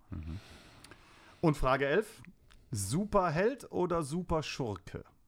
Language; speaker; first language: German; native; German